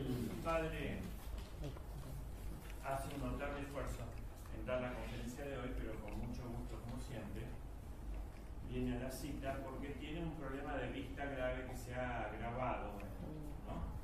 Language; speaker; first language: Spanish; native; Spanish